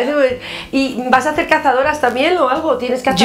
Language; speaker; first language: Spanish; native; Spanish